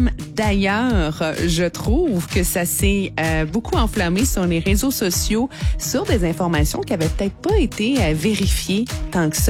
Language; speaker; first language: French; native; French